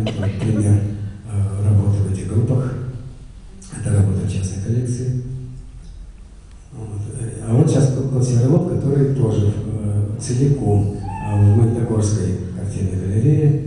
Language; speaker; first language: Russian; native; Russian